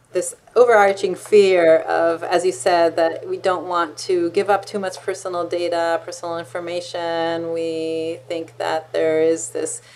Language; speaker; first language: English; non-native, fluent; Hebrew